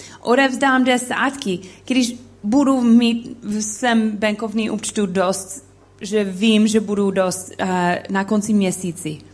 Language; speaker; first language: Czech; non-native, learner; English